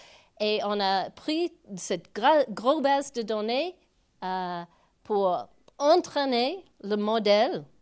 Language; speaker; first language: French; non-native, fluent; English